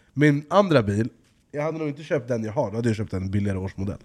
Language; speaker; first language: Swedish; native; Swedish